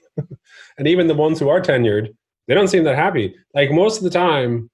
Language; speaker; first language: English; non-native, fluent; Norwegian